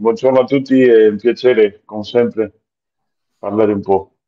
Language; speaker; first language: Italian; non-native, fluent; Spanish